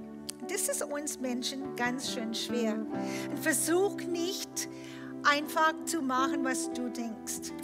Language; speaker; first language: German; non-native, fluent; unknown